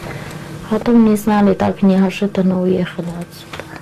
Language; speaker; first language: Russian; non-native, local second language; Armenian